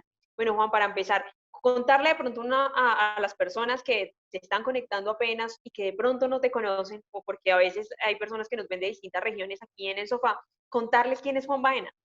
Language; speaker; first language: Spanish; native; Spanish